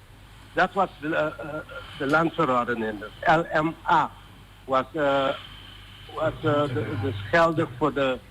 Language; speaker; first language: Dutch; non-native, local second language; Papiamento